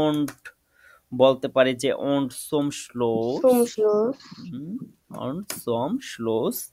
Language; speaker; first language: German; non-native, fluent; Bangla